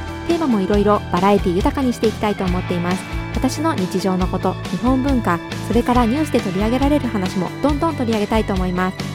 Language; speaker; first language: Japanese; native; Japanese